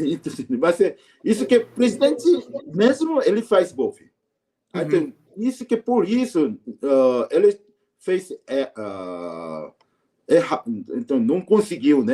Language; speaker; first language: Portuguese; non-native, learner; Korean